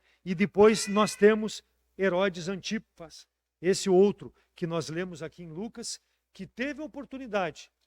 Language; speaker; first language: Portuguese; native; Portuguese